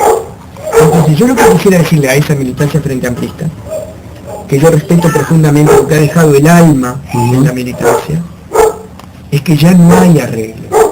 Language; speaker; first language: Spanish; native; Spanish